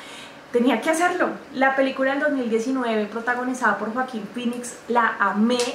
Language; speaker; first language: Spanish; native; Spanish